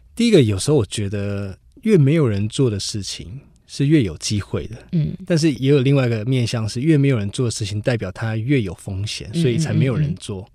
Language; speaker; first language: Chinese; native; Chinese